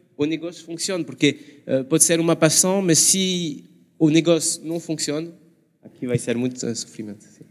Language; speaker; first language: Portuguese; non-native, learner; French